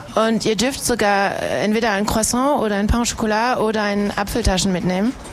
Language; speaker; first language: German; non-native, fluent; French